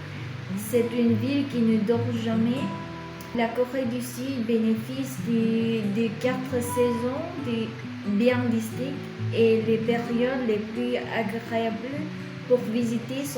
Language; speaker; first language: French; non-native, fluent; Korean